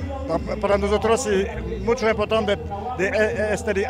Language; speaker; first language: Spanish; non-native, learner; French